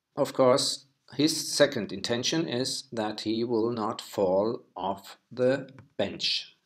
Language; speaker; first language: English; non-native, fluent; German